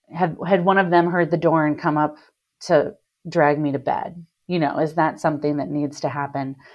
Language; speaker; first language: English; native; English